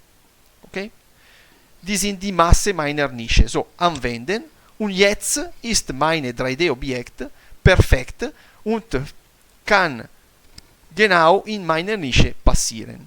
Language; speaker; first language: German; non-native, fluent; Italian